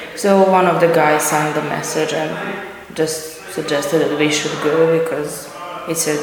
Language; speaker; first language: English; non-native, fluent; Serbian